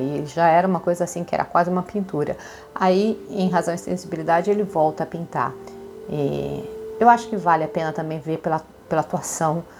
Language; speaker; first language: Portuguese; native; Portuguese